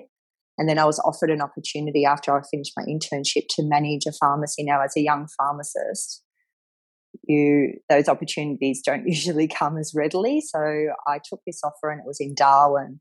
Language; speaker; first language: English; native; English